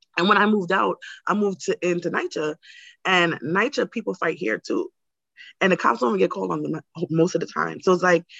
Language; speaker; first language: English; native; English